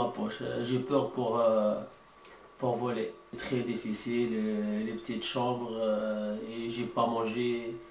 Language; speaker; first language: French; non-native, learner; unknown